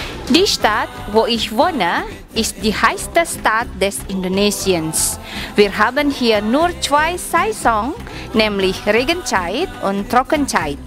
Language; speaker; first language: German; non-native, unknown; Indonesian